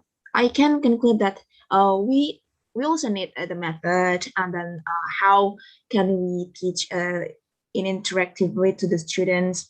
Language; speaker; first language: English; non-native, learner; Indonesian